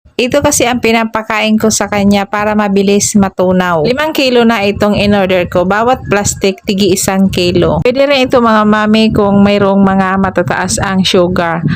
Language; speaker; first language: Filipino; non-native, local second language; Bikol